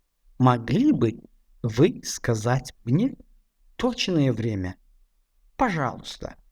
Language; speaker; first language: Russian; non-native, fluent; Tajik